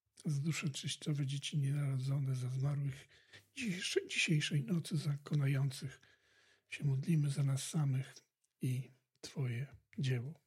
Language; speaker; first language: Polish; native; Polish